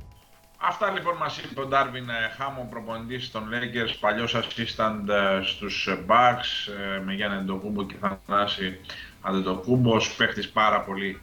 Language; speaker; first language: Greek; native; Greek